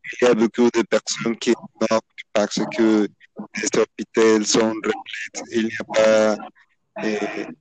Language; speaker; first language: French; non-native, learner; Spanish